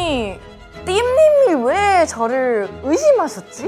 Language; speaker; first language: Korean; non-native, fluent; Thai